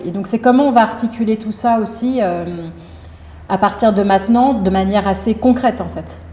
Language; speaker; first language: French; native; French